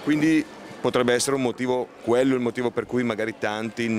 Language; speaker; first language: Italian; native; Italian